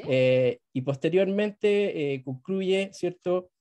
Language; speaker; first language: Spanish; native; Spanish